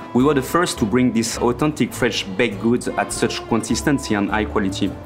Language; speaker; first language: English; non-native, fluent; French